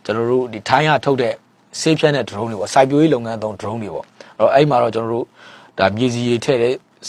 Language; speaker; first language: Burmese; native; Burmese